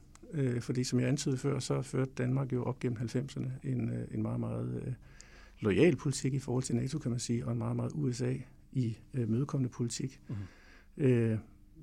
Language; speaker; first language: Danish; native; Danish